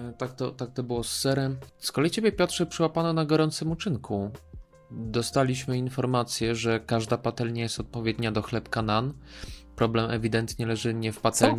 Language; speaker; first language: Polish; native; Polish